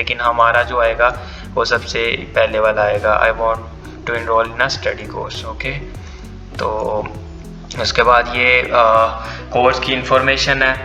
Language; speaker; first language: Urdu; non-native, local second language; Punjabi